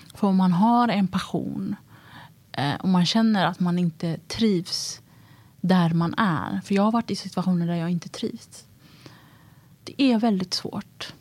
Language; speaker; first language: Swedish; early bilingual, other home language; Tigrinya